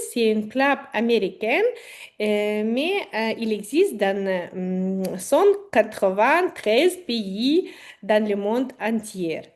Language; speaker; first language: French; non-native, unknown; Ukrainian